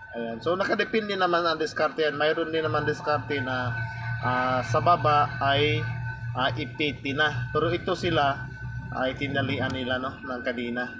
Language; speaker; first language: Filipino; non-native, local second language; Cebuano